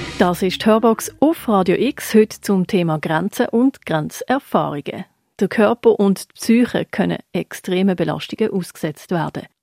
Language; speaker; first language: German; native; German